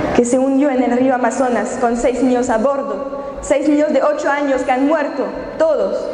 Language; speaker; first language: Spanish; non-native, fluent; French